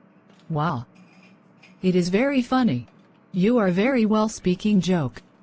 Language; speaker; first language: English; non-native, learner; Khmer